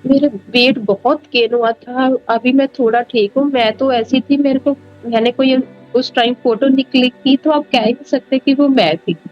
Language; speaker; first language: Hindi; non-native, local second language; Punjabi